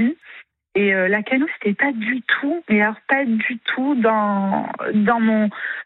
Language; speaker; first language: French; native; French